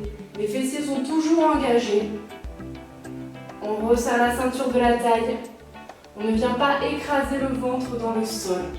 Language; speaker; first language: French; native; French